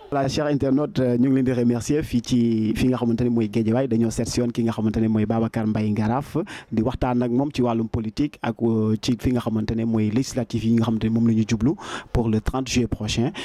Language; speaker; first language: Wolof; native; Wolof